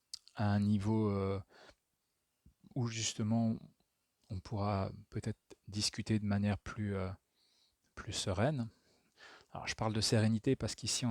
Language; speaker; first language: French; native; French